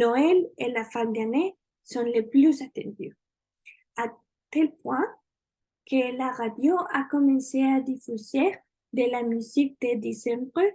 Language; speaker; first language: French; non-native, learner; Spanish